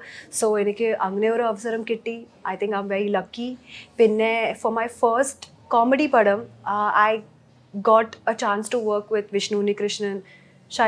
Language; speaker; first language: Malayalam; early bilingual, heritage; Malayalam